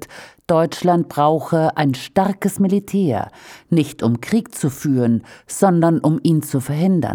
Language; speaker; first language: German; native; German